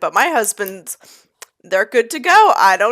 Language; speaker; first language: English; native; English